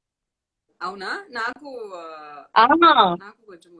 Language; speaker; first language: Telugu; non-native, fluent; Tamil